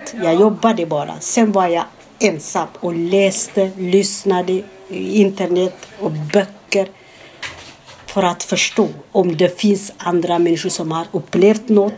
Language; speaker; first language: Swedish; non-native, fluent; Amharic